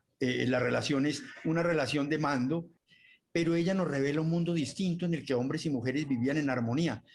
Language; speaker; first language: Spanish; native; Spanish